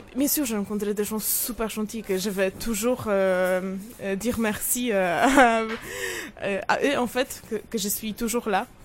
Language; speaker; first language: French; non-native, fluent; Polish